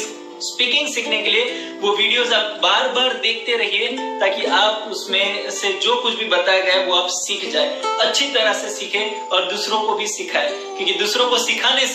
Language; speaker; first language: Hindi; non-native, local second language; Gujarati